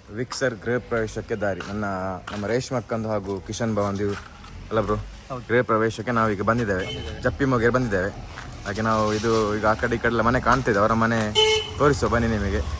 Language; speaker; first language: Kannada; non-native, local second language; Tulu